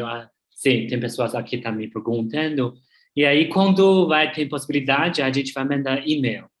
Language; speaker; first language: Portuguese; non-native, learner; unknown